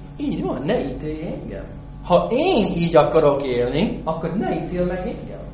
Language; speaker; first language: Hungarian; non-native, fluent; English